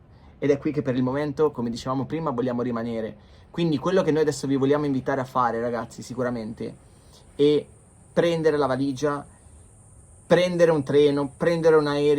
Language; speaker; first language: Italian; native; Italian